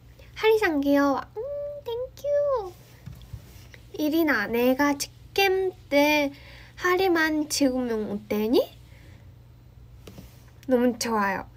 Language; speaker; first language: Korean; non-native, learner; Japanese